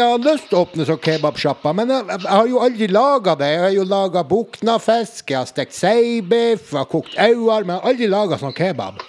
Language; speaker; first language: Norwegian; native; Norwegian